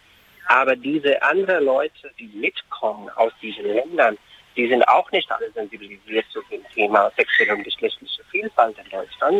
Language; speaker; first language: German; non-native, fluent; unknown